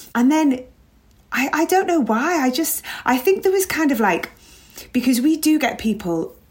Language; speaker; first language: English; native; English